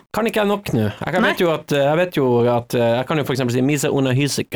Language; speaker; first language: Norwegian; native; Norwegian